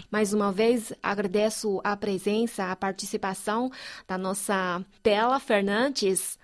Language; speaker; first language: Portuguese; non-native, fluent; Chinese